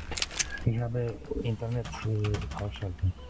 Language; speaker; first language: German; non-native, learner; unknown